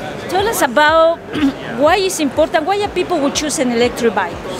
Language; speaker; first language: English; non-native, fluent; Spanish